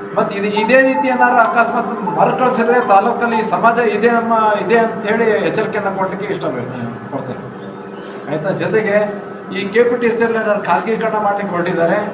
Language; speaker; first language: Kannada; non-native, local second language; Lambadi